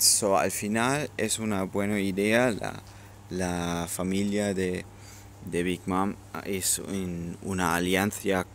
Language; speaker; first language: Spanish; non-native, learner; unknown